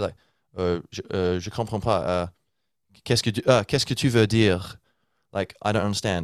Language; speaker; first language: French; non-native, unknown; English